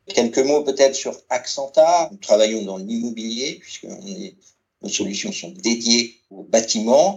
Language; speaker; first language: French; native; French